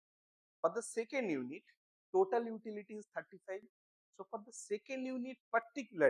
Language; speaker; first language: English; non-native, local second language; Bangla